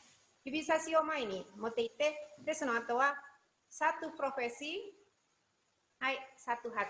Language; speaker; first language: Japanese; non-native, learner; Indonesian